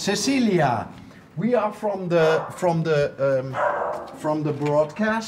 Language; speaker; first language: English; non-native, fluent; Dutch